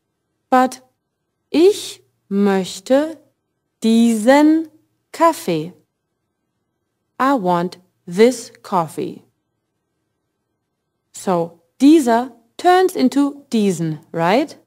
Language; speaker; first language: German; non-native, fluent; English